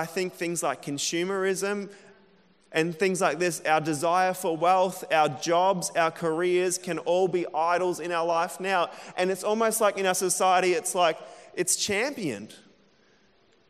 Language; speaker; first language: English; native; English